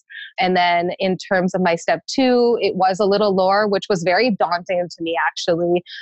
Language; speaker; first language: English; native; English